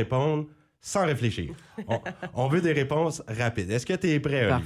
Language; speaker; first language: French; native; French